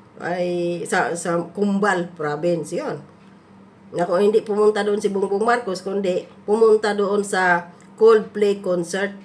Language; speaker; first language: Filipino; non-native, local second language; Cebuano